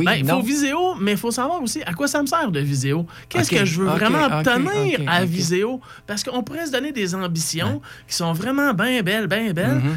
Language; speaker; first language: French; native; French